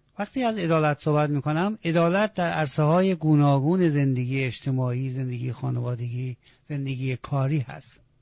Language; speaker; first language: Persian; non-native, local second language; Azerbaijani